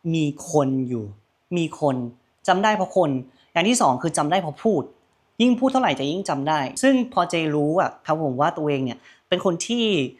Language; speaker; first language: Thai; native; Thai